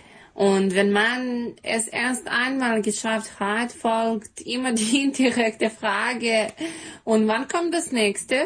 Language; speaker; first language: German; non-native, learner; Serbian